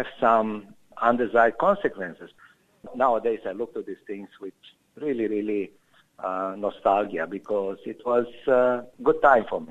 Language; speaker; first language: English; non-native, fluent; Romanian